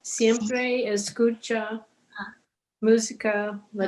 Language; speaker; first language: Spanish; non-native, learner; English